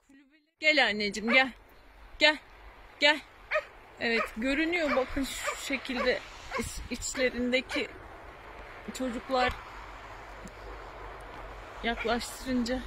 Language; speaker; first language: Turkish; native; Turkish